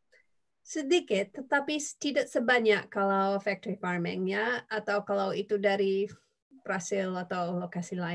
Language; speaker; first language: Indonesian; non-native, fluent; English